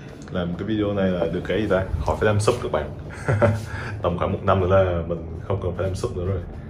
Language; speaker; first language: Vietnamese; native; Vietnamese